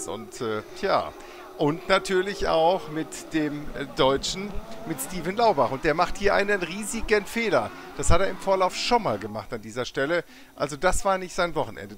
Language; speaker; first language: German; native; German